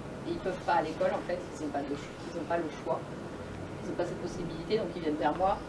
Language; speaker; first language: French; native; French